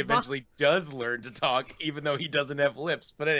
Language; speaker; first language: English; native; English